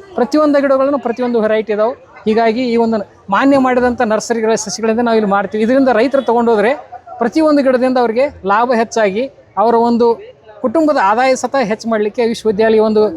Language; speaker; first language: Kannada; native; Kannada